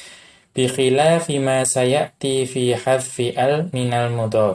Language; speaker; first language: Arabic; non-native, fluent; Indonesian